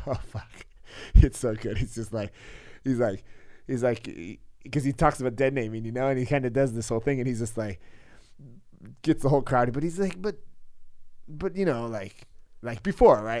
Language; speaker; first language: English; native; English